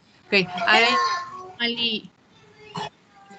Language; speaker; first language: English; non-native, fluent; Spanish